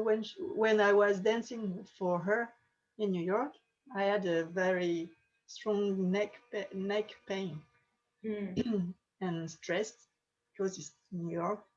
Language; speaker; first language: English; non-native, learner; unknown